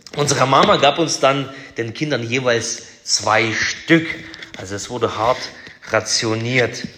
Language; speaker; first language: German; early bilingual, other home language; Russian